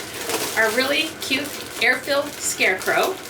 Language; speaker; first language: English; native; English